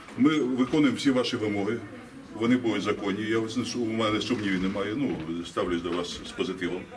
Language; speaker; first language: Ukrainian; native; Ukrainian